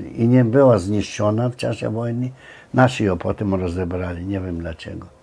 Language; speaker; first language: Polish; native; Polish